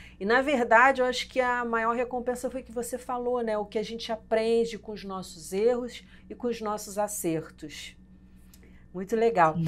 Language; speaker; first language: Portuguese; native; Portuguese